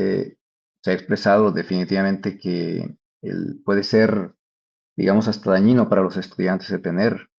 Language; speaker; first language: Spanish; native; Spanish